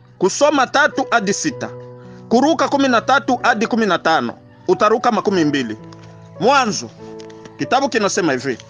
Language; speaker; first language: Swahili; native; Swahili